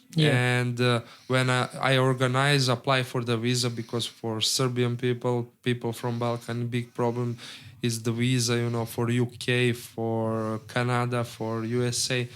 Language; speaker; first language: English; non-native, learner; Serbian